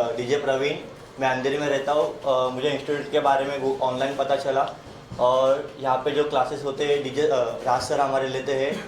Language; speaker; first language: Hindi; non-native, local second language; Marathi